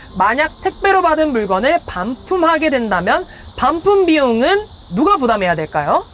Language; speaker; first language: Korean; native; Korean